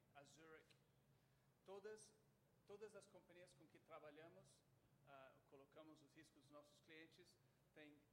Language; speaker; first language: Portuguese; non-native, fluent; English